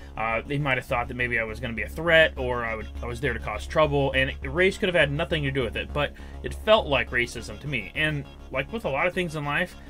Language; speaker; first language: English; native; English